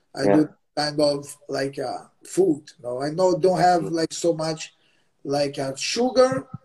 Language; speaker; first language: English; non-native, learner; Portuguese